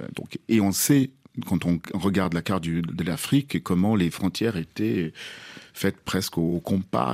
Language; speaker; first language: French; non-native, fluent; Portuguese